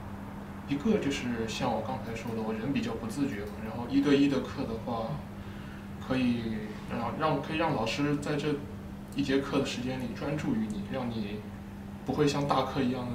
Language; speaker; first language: Chinese; native; Chinese